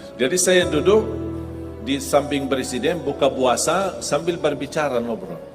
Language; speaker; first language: Indonesian; non-native, fluent; Arabic